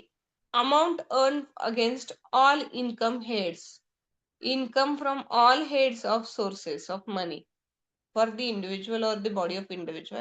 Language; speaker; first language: English; non-native, local second language; Hindi